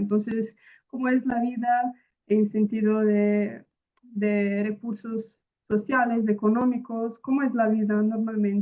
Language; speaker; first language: Spanish; non-native, fluent; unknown